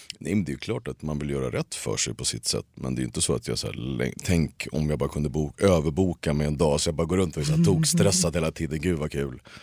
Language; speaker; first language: Swedish; native; Swedish